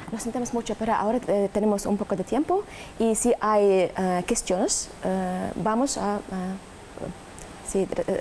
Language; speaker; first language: Spanish; non-native, learner; Russian